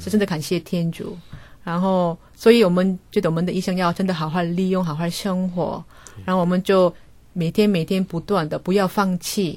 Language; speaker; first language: Chinese; non-native, fluent; Korean